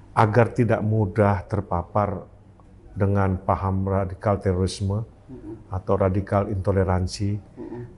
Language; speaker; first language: Indonesian; native; Indonesian